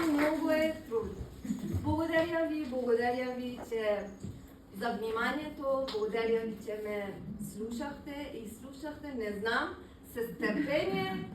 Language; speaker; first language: Bulgarian; non-native, learner; Persian